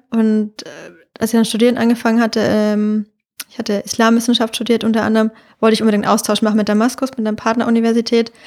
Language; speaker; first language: German; native; German